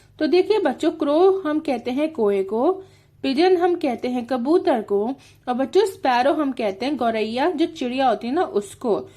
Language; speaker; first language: Hindi; native; Hindi